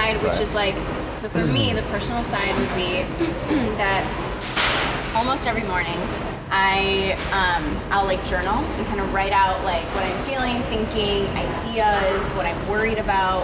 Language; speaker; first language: English; native; English